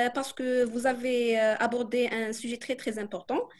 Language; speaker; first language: French; non-native, local second language; Arabic